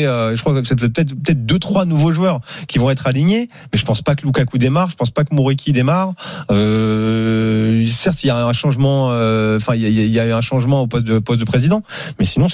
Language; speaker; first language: French; native; French